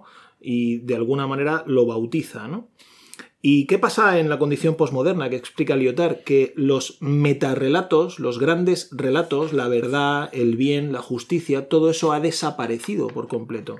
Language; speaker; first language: Spanish; native; Spanish